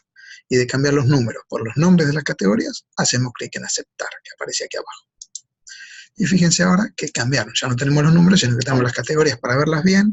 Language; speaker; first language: Spanish; native; Spanish